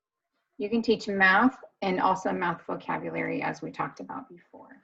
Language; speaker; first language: English; native; English